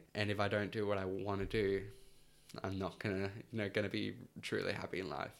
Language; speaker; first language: English; early bilingual, other home language; Spanish